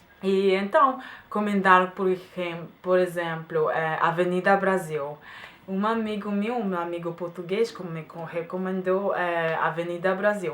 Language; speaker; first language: Portuguese; non-native, fluent; German